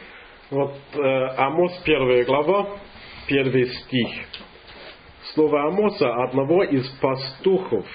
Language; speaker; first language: Russian; non-native, fluent; English